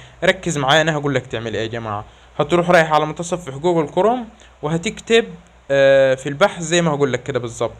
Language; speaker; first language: Arabic; native; Arabic